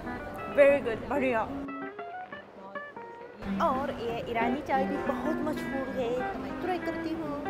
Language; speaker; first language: Hindi; non-native, fluent; Japanese